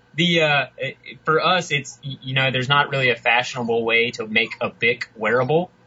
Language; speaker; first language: English; native; English